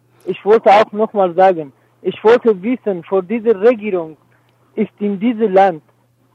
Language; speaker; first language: German; non-native, learner; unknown